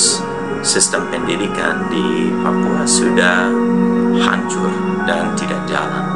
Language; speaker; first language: Indonesian; non-native, fluent; English